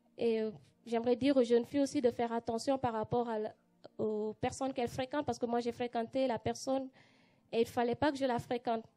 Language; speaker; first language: French; non-native, local second language; Wolof